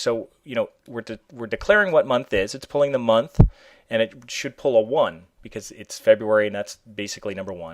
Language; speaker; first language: English; native; English